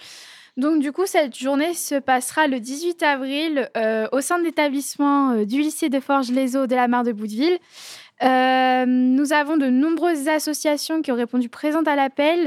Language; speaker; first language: French; native; French